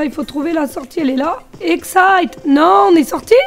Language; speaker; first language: French; native; French